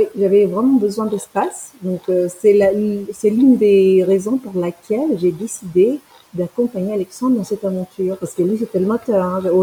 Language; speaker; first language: French; non-native, fluent; Spanish